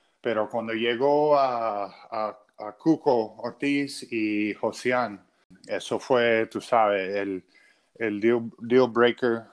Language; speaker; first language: Spanish; non-native, fluent; English